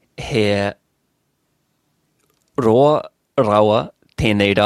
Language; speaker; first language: Māori; non-native, learner; English